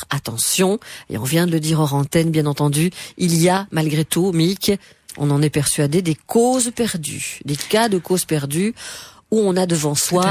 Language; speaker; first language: French; native; French